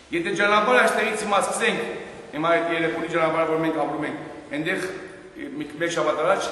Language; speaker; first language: Armenian; early bilingual, heritage; Armenian